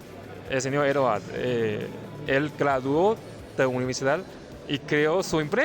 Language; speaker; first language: Spanish; non-native, fluent; Chinese